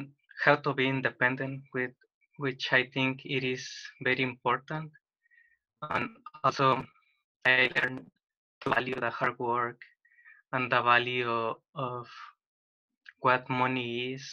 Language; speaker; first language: English; non-native, fluent; Spanish